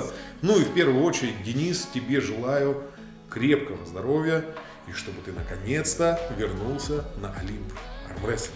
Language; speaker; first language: Russian; native; Russian